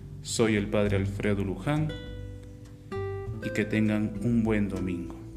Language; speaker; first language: Spanish; native; Spanish